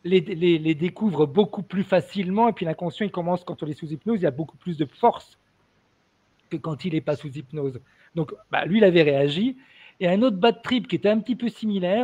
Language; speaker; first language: French; native; French